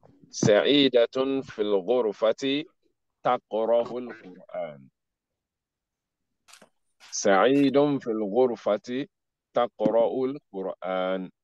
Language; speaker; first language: Arabic; non-native, learner; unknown